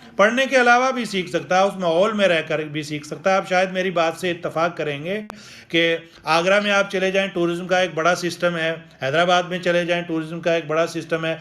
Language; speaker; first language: Urdu; non-native, local second language; Gujari